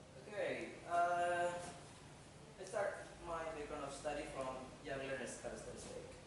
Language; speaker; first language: English; non-native, fluent; Indonesian